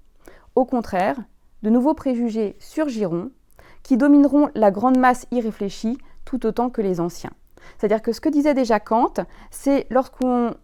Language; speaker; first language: French; native; French